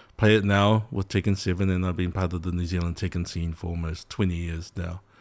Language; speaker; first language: English; native; English